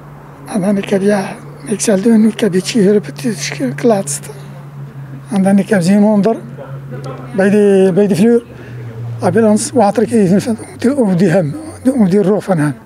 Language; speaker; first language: Dutch; non-native, learner; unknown